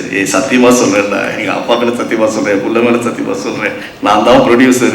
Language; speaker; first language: Tamil; native; Tamil